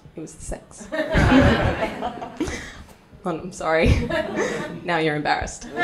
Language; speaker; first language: English; native; English